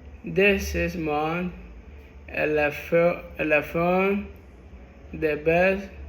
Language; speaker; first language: French; non-native, learner; Spanish